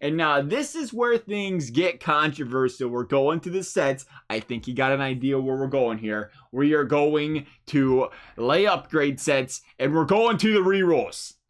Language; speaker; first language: English; native; English